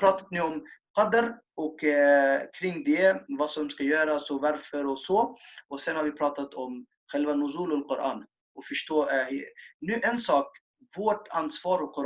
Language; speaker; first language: Swedish; non-native, fluent; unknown